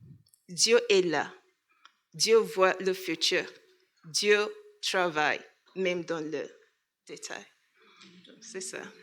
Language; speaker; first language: French; non-native, learner; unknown